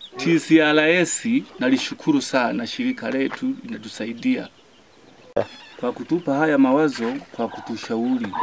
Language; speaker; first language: Swahili; non-native, local second language; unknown